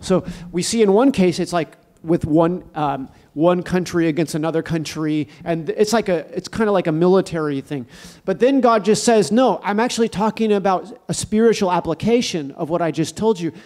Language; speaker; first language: English; native; English